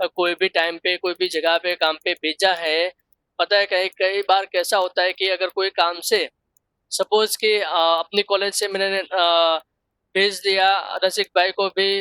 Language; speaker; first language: Hindi; non-native, local second language; Gujarati